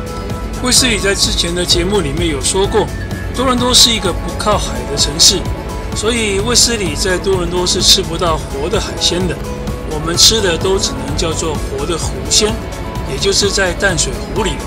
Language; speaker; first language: Chinese; native; Chinese